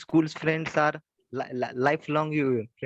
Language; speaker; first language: English; non-native, learner; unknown